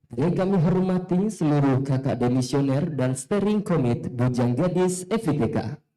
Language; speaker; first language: Indonesian; native; Indonesian